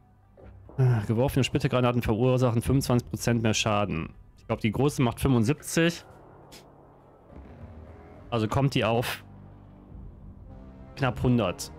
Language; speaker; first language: German; native; German